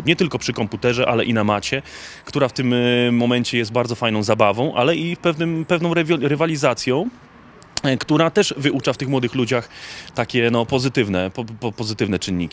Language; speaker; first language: Polish; native; Polish